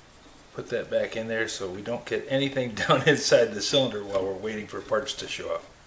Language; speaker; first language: English; native; English